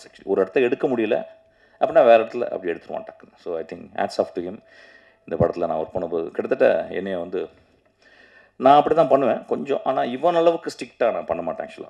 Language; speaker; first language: Tamil; native; Tamil